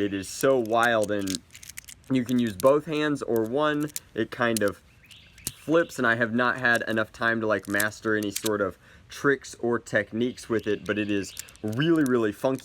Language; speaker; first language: English; native; English